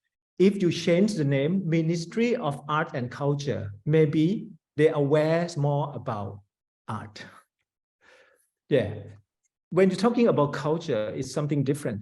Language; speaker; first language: English; non-native, fluent; Thai